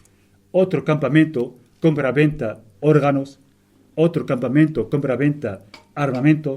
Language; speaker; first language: Spanish; non-native, fluent; Arabic